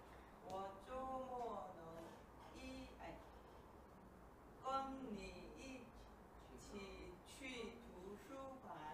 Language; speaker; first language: Chinese; non-native, learner; Korean